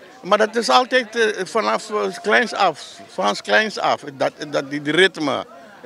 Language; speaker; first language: Dutch; non-native, local second language; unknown